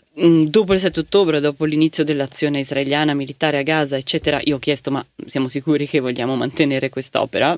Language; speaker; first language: Italian; native; Italian